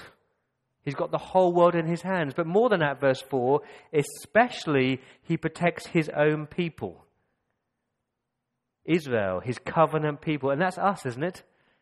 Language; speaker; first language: English; native; English